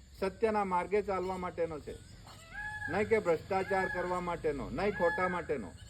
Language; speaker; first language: Gujarati; native; Gujarati